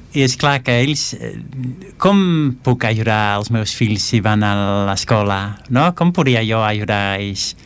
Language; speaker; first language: Catalan; non-native, fluent; Dutch